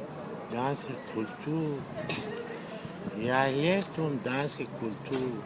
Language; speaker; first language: Danish; non-native, learner; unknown